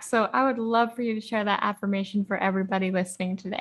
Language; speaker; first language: English; native; English